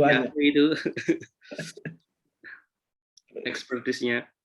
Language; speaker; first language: Indonesian; native; Indonesian